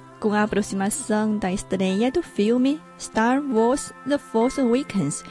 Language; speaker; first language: Portuguese; non-native, fluent; Chinese